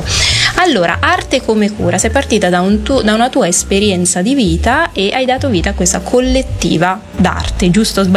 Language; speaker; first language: Italian; native; Italian